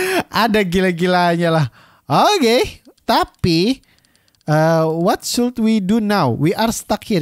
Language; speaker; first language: English; non-native, learner; Indonesian